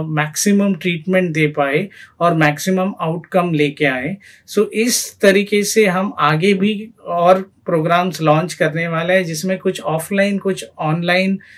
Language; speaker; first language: Hindi; non-native, local second language; Marathi